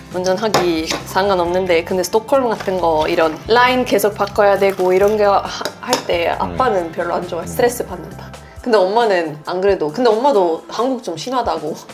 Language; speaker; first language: Korean; non-native, fluent; Swedish